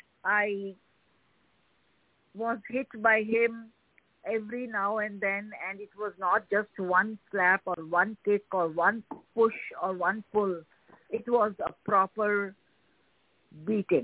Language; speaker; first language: English; non-native, local second language; Hindi